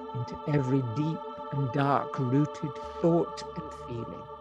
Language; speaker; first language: English; native; English